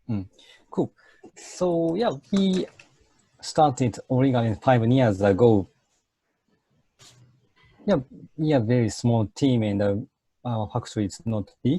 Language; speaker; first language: English; non-native, fluent; Japanese